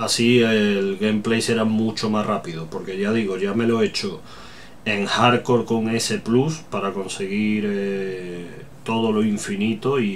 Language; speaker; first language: Spanish; native; Spanish